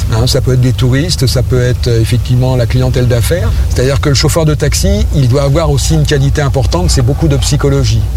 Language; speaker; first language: French; native; French